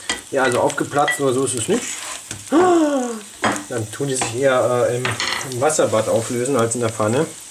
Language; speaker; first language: German; native; German